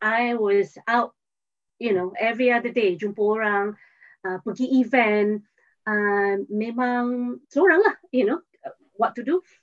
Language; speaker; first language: English; non-native, local second language; Malay